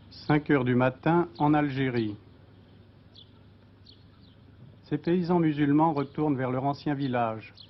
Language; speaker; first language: French; native; French